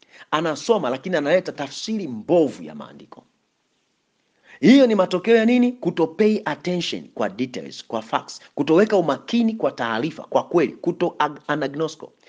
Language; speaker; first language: Swahili; native; Swahili